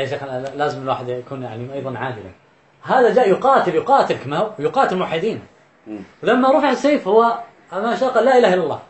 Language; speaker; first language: Arabic; native; Arabic